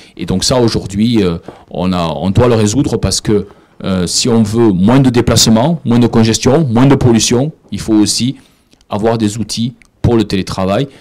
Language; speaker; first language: French; native; French